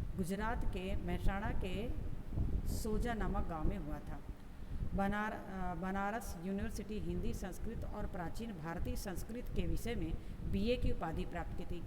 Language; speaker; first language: Hindi; non-native, local second language; Gujarati